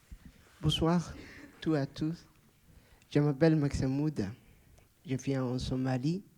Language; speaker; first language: French; non-native, learner; Somali